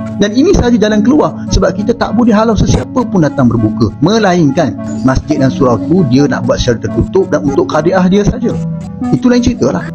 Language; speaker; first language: Malay; native; Malay